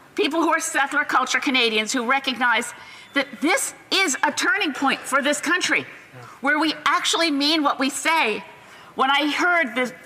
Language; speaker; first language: English; native; English